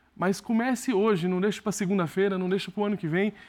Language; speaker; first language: Portuguese; native; Portuguese